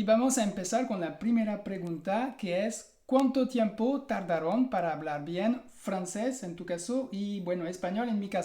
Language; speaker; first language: Spanish; non-native, fluent; French